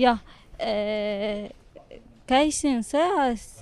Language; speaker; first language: Estonian; non-native, learner; Arabic